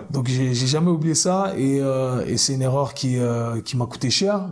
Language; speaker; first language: French; native; French